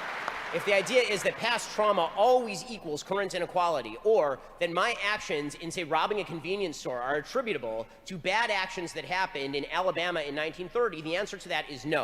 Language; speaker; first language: English; native; English